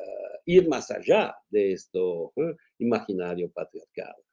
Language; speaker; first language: Spanish; non-native, fluent; Italian